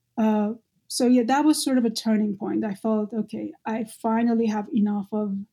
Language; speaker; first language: English; non-native, fluent; Persian